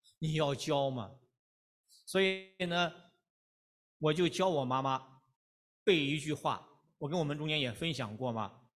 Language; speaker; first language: Chinese; native; Chinese